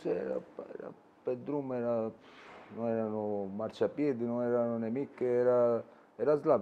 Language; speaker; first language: Romanian; non-native, learner; Italian